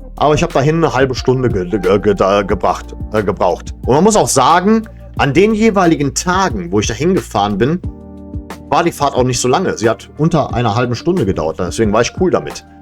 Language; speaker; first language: German; early bilingual, other home language; Serbian